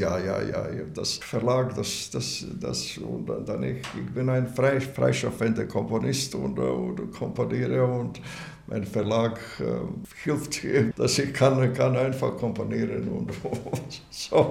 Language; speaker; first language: German; non-native, learner; Latvian